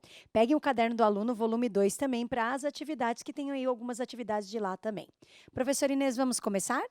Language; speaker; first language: Portuguese; native; Portuguese